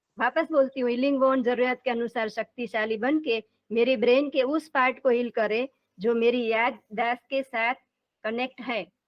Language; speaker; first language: Hindi; non-native, local second language; Gujarati